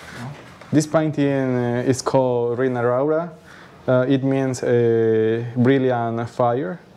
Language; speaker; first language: English; non-native, learner; Spanish